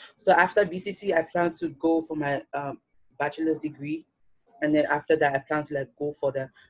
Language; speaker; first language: English; non-native, local second language; Yoruba